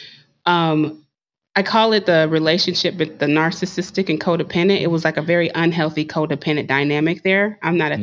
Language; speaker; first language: English; native; English